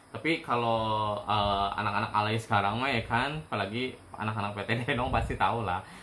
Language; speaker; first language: Indonesian; native; Indonesian